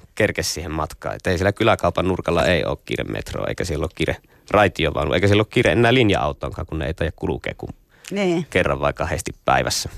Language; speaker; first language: Finnish; native; Finnish